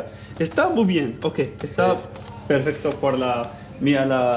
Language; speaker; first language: Spanish; non-native, learner; Arabic